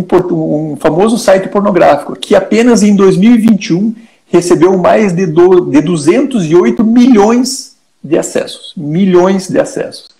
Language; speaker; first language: Portuguese; native; Portuguese